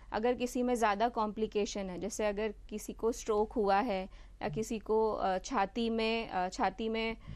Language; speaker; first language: Hindi; non-native, local second language; Gujarati